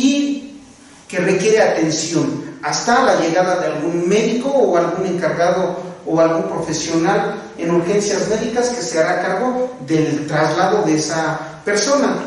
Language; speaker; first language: Spanish; native; Spanish